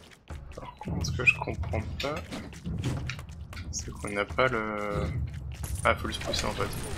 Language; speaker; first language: French; native; French